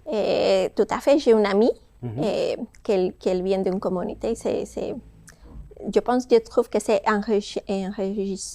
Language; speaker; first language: French; non-native, fluent; Spanish